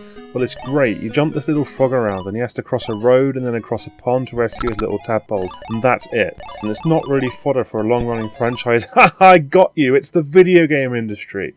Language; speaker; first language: English; native; English